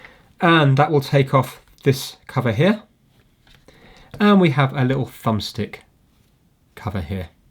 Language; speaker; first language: English; native; English